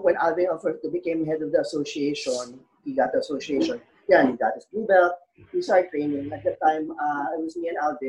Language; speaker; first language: English; non-native, local second language; Filipino